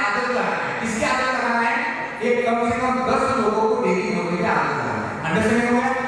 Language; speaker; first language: Hindi; non-native, local second language; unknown